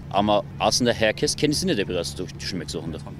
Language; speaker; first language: Turkish; non-native, learner; German